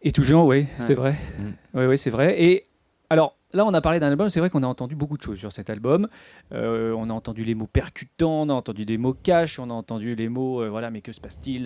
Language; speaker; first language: French; native; French